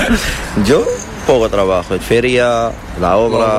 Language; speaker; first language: Spanish; non-native, learner; Arabic